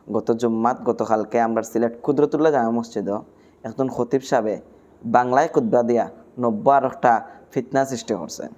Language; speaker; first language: Bangla; non-native, local second language; Sylheti